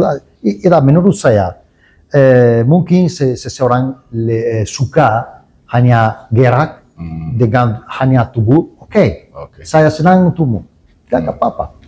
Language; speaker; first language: Indonesian; non-native, learner; Italian